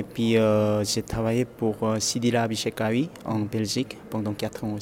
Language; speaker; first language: French; non-native, fluent; Korean